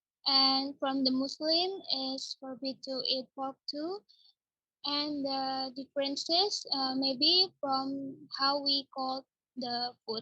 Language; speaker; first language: English; non-native, learner; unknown